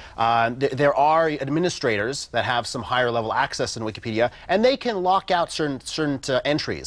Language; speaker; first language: English; native; English